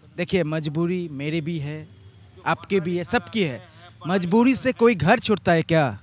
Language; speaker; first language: Hindi; non-native, local second language; Bangla